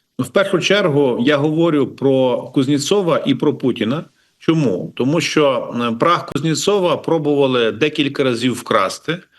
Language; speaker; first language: Ukrainian; native; Ukrainian